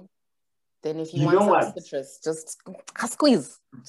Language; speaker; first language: English; non-native, local second language; Shona